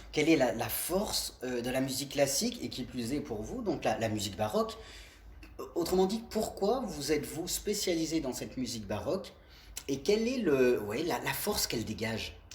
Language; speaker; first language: French; native; French